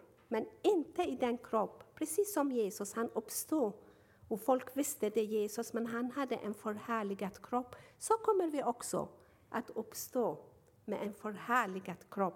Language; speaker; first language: Swedish; non-native, fluent; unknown